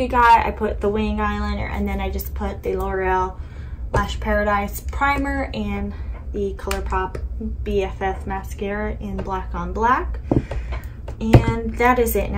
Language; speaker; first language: English; native; English